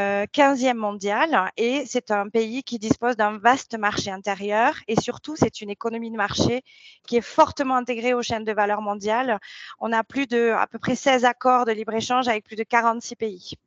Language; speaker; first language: French; native; French